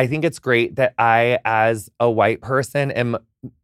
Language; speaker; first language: English; native; English